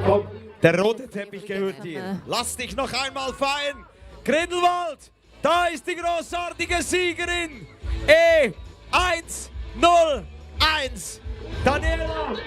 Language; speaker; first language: German; native; German